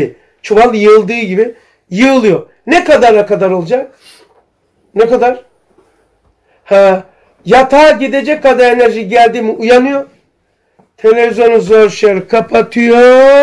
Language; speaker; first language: Turkish; native; Turkish